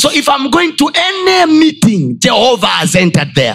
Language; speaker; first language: English; non-native, local second language; Swahili